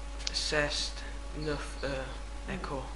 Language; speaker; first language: French; non-native, learner; English